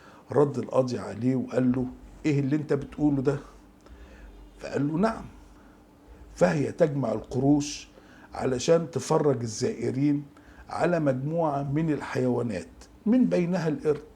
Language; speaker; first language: Arabic; native; Arabic